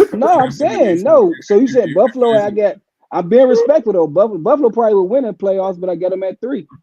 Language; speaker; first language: English; native; English